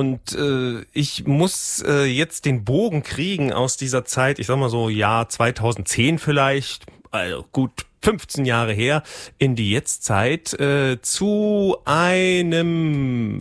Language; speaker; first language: German; native; German